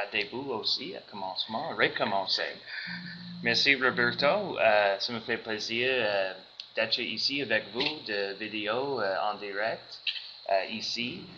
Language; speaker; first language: French; non-native, learner; English